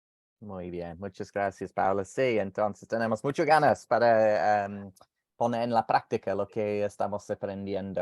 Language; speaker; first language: Spanish; non-native, fluent; English